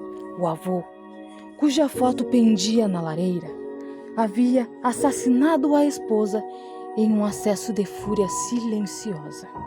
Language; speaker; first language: Portuguese; native; Portuguese